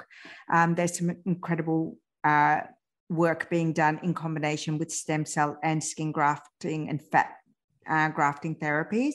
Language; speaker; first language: English; early bilingual, other home language; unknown